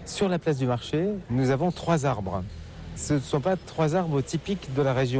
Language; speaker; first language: French; native; French